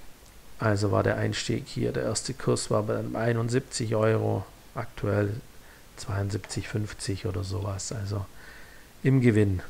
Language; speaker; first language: German; native; German